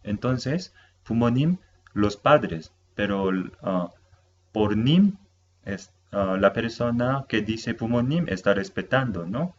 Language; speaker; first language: Spanish; non-native, fluent; Korean